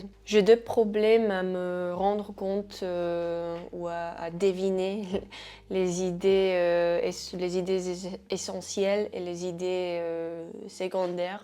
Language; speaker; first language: French; non-native, fluent; Spanish